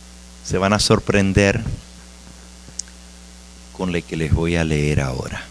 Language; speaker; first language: Spanish; native; Spanish